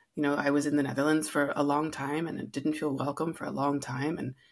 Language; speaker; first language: English; native; English